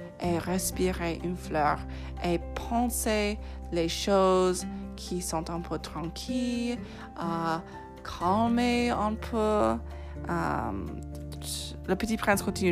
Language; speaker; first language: French; non-native, fluent; English